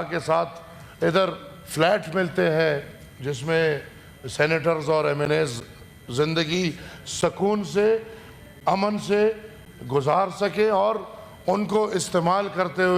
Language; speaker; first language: Urdu; non-native, local second language; Pashto